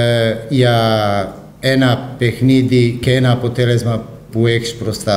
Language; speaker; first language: Greek; non-native, fluent; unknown